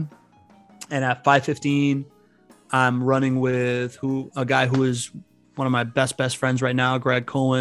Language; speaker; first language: English; early bilingual, other home language; Spanish